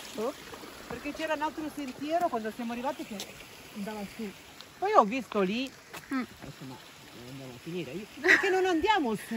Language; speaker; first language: Italian; native; Italian